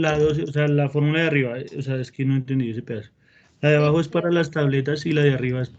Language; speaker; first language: Spanish; native; Spanish